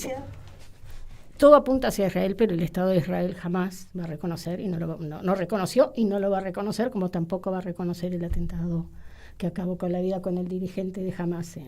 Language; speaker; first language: Spanish; native; Spanish